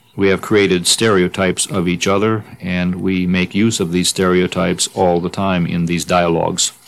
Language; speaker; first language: English; native; English